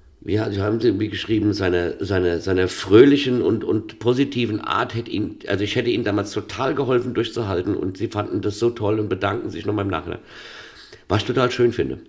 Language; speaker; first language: German; native; German